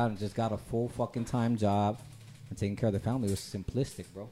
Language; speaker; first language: English; native; English